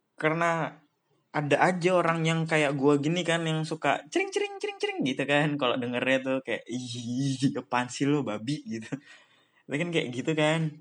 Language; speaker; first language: Indonesian; native; Indonesian